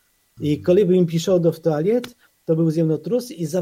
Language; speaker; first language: Polish; non-native, fluent; Ukrainian